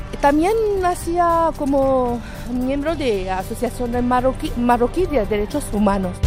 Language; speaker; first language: Spanish; non-native, learner; Arabic